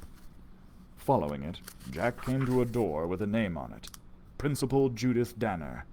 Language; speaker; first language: English; native; English